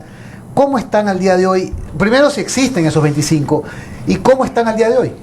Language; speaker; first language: Spanish; native; Spanish